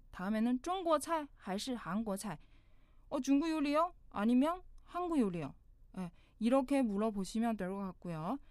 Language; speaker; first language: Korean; non-native, fluent; Chinese